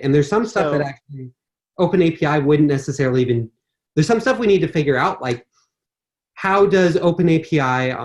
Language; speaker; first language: English; native; English